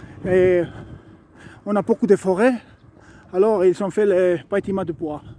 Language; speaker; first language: French; non-native, learner; Estonian